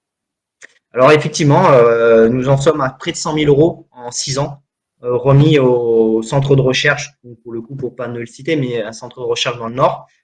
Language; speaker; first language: French; native; French